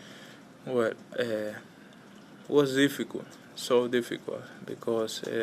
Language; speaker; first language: English; non-native, learner; Spanish